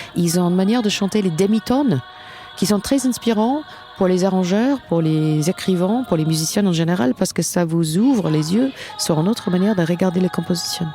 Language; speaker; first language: French; non-native, fluent; English